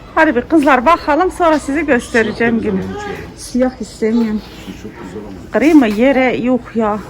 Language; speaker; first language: Turkish; early bilingual, heritage; Turkish